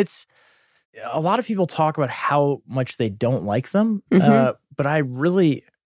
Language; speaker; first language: English; native; English